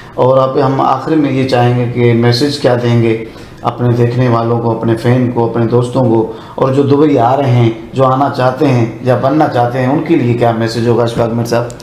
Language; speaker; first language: Urdu; non-native, local second language; Sindhi